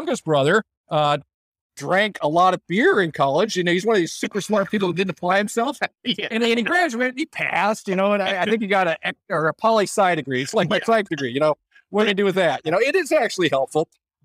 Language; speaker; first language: English; native; English